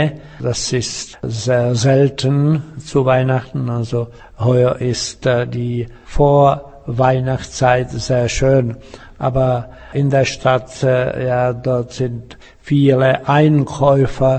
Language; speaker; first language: German; non-native, fluent; Czech